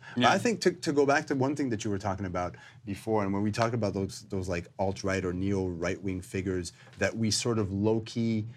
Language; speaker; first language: English; non-native, fluent; Turkish